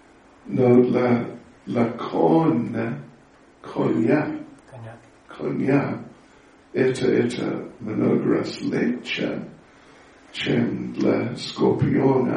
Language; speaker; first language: Russian; non-native, learner; English